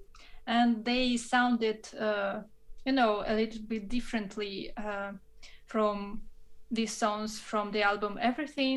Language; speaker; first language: English; non-native, fluent; Russian